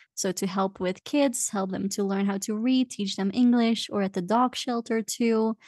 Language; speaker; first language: English; non-native, fluent; Dutch